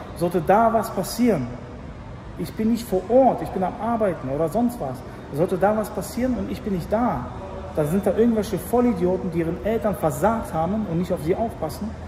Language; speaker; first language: German; early bilingual, other home language; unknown